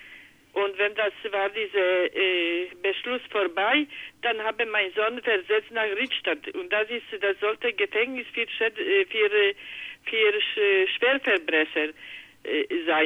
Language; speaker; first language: German; non-native, learner; Polish